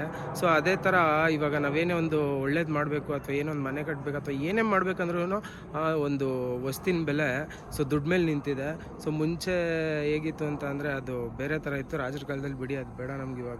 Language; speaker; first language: Kannada; native; Kannada